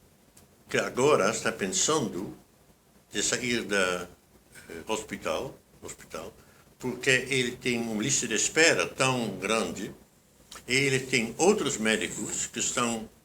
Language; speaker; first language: Portuguese; non-native, fluent; Dutch